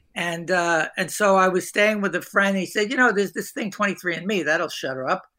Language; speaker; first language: English; native; English